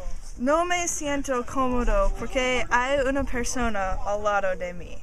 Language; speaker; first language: Spanish; non-native, learner; English